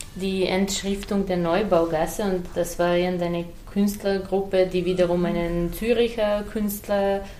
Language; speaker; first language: German; non-native, fluent; Serbian